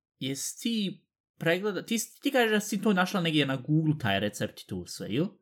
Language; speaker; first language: Bosnian; native; Bosnian